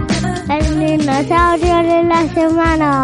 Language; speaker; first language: Spanish; native; Spanish